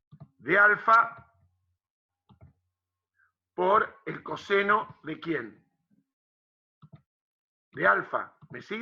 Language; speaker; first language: Spanish; native; Spanish